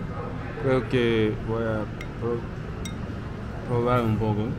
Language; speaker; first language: Spanish; non-native, learner; English